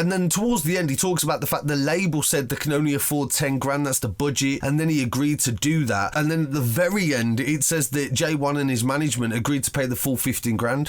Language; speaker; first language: English; native; English